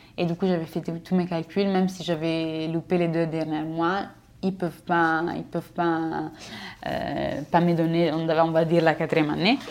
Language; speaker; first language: French; non-native, fluent; Italian